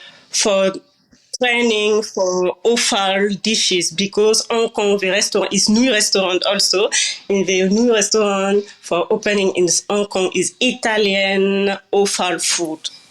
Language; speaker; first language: English; non-native, learner; French